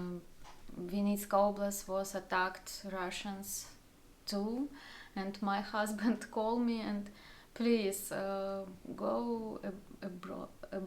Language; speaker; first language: English; non-native, learner; Russian